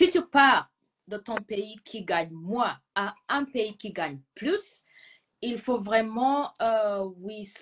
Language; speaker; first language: French; non-native, fluent; Gusii